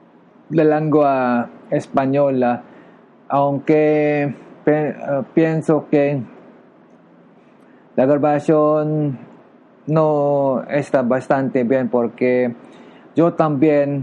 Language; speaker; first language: Spanish; non-native, learner; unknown